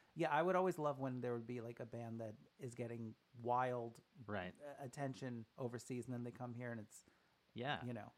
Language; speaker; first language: English; native; English